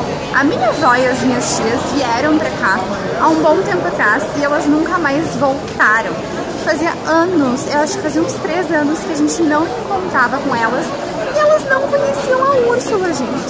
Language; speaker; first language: Portuguese; native; Portuguese